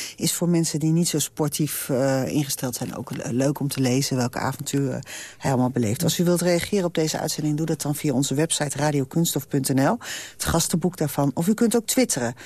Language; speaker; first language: Dutch; native; Dutch